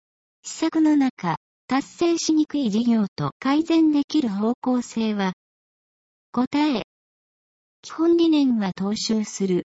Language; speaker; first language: Japanese; native; Japanese